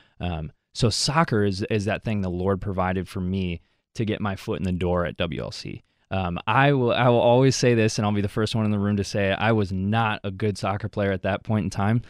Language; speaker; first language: English; native; English